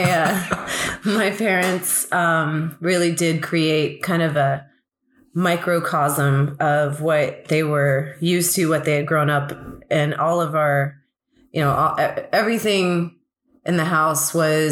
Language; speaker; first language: English; early bilingual, other home language; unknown